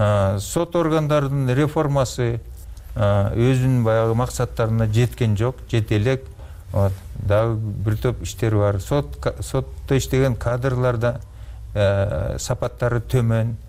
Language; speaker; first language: Kyrgyz; native; Kyrgyz